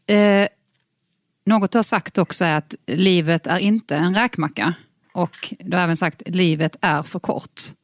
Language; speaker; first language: Swedish; native; Swedish